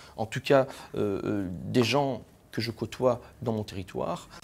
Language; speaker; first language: French; native; French